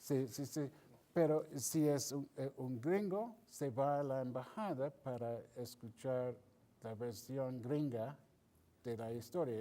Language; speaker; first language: Spanish; non-native, fluent; English